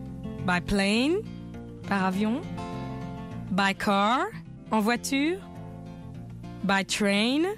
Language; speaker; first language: English; non-native, fluent; French